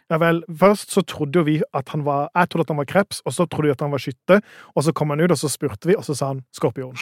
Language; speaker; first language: Norwegian; native; Norwegian